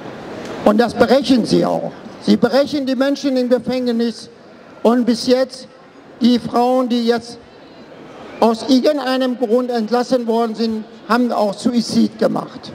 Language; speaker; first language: German; non-native, fluent; Persian